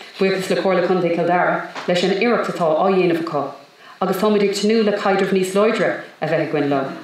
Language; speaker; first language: Irish; non-native, local second language; English